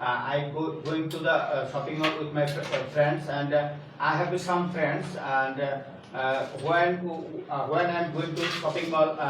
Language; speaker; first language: English; non-native, learner; Bangla